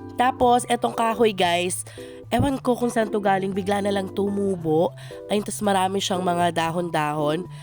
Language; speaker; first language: Filipino; non-native, local second language; Cebuano